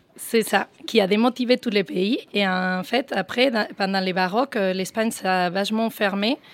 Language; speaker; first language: French; non-native, fluent; Spanish